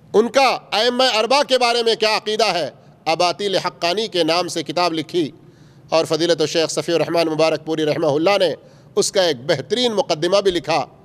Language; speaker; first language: Urdu; native; Urdu